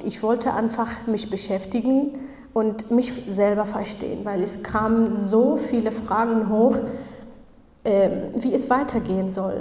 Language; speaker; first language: German; non-native, fluent; Kurdish